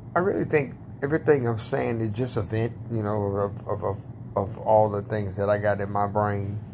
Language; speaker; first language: English; native; English